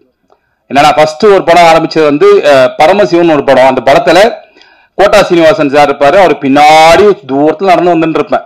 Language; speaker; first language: Tamil; native; Tamil